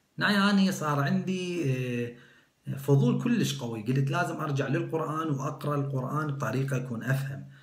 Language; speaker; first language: Arabic; non-native, local second language; Kurdish